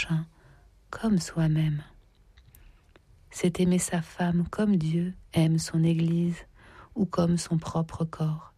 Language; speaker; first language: French; native; French